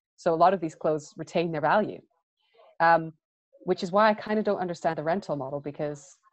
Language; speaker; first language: English; native; English